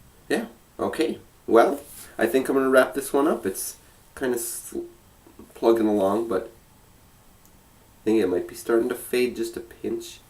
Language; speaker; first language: English; native; English